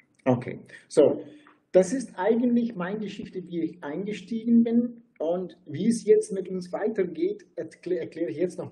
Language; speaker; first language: German; non-native, fluent; Turkish